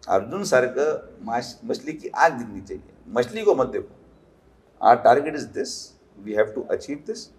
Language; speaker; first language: Hindi; non-native, local second language; Marathi